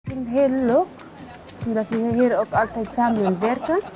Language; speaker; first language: Dutch; non-native, learner; Tigrinya